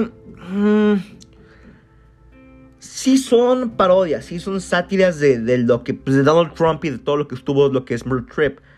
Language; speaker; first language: Spanish; native; Spanish